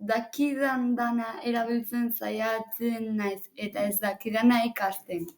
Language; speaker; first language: Basque; native; Basque